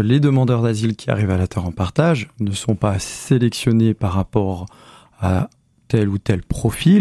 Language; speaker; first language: French; native; French